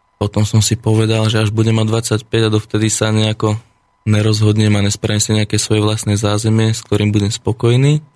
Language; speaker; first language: Slovak; native; Slovak